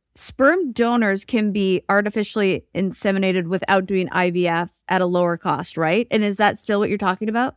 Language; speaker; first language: English; native; English